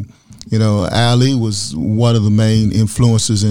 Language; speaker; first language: English; native; English